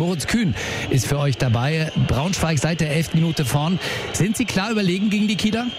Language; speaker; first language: German; native; German